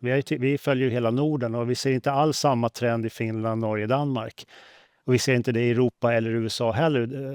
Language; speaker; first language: Swedish; native; Swedish